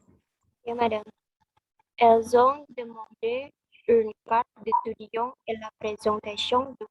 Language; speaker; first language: French; non-native, learner; Indonesian